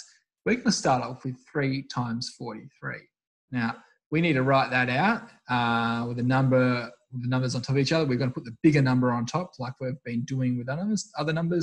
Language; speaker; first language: English; native; English